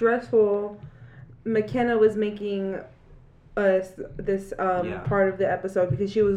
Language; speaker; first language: English; native; English